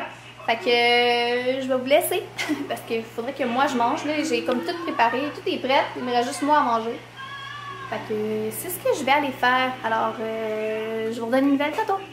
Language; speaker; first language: French; native; French